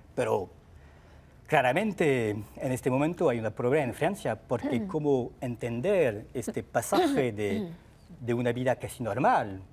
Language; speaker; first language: Spanish; non-native, fluent; French